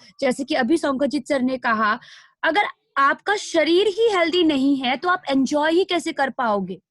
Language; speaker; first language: Hindi; non-native, local second language; Nepali